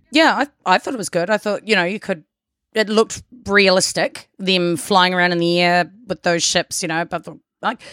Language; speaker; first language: English; native; English